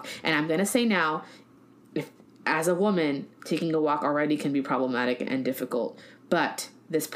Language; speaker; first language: English; native; English